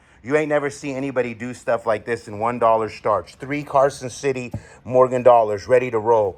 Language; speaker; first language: English; native; English